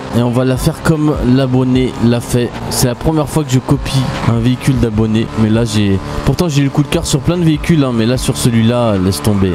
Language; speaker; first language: French; native; French